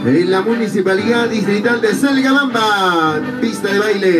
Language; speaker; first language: Spanish; native; Spanish